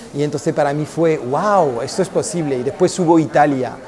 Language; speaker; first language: Spanish; early bilingual, heritage; Spanish